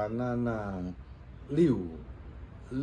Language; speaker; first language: Chinese; non-native, learner; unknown